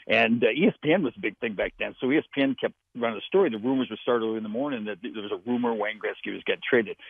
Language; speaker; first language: English; native; English